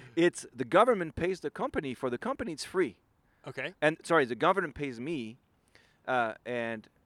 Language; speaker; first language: English; non-native, fluent; French